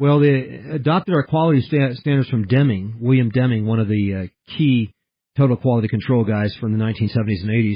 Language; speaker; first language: English; early bilingual, heritage; English